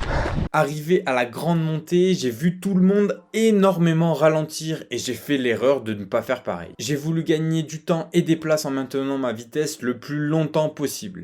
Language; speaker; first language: French; native; French